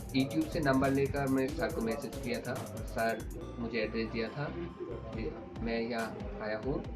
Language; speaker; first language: Hindi; non-native, learner; Bangla